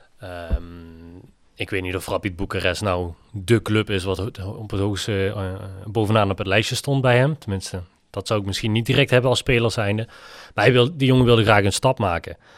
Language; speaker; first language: Dutch; native; Dutch